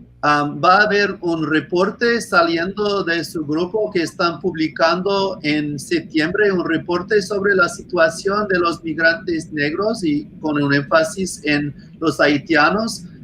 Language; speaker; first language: Spanish; non-native, fluent; English